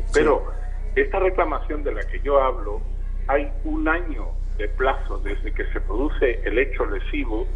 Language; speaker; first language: Spanish; native; Spanish